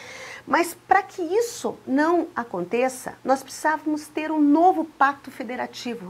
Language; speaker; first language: Portuguese; native; Portuguese